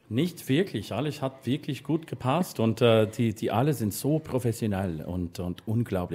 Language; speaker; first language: German; non-native, learner; English